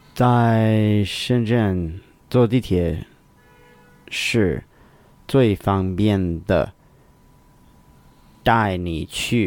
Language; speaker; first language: Chinese; non-native, learner; English